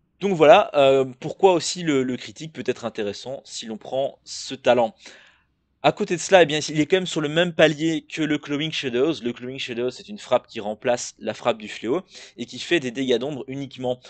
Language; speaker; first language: French; native; French